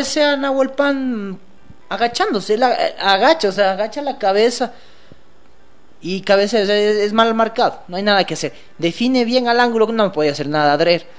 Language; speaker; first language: Spanish; native; Spanish